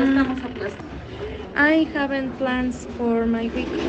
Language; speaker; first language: English; non-native, learner; Spanish